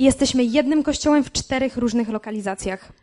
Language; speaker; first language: Polish; native; Polish